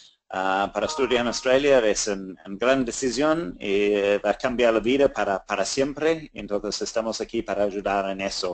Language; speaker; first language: Spanish; non-native, fluent; English